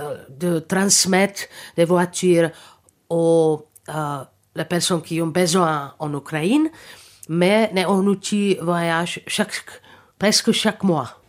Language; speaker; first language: French; non-native, fluent; Czech